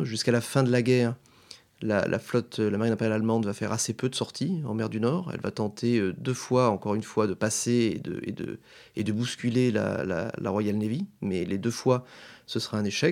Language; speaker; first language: French; native; French